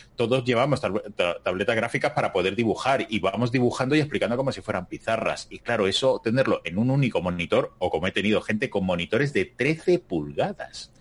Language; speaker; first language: Spanish; native; Spanish